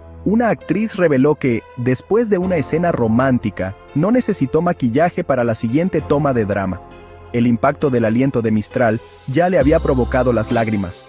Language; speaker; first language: Spanish; native; Spanish